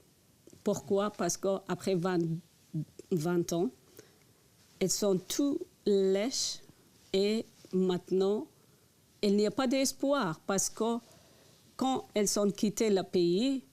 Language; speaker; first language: French; non-native, learner; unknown